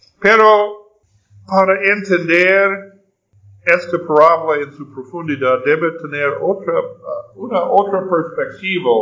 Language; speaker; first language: Spanish; non-native, fluent; English